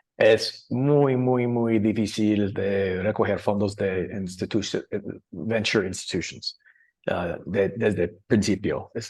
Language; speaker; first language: Spanish; non-native, learner; English